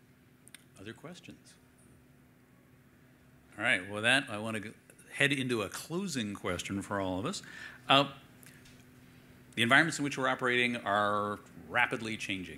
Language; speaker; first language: English; native; English